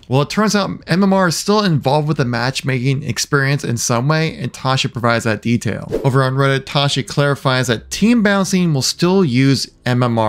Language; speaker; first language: English; native; English